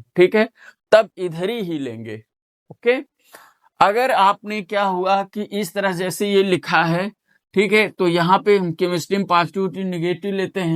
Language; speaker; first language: Hindi; native; Hindi